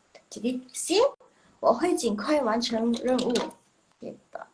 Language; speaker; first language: Chinese; non-native, local second language; Indonesian